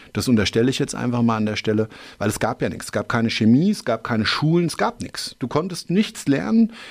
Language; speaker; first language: German; native; German